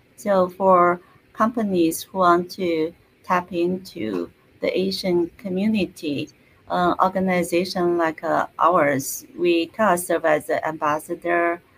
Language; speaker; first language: English; non-native, fluent; Chinese